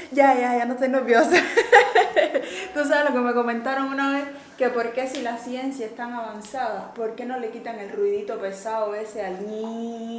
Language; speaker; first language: Spanish; native; Spanish